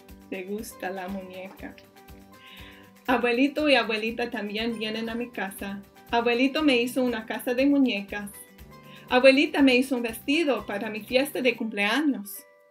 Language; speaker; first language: Spanish; non-native, fluent; English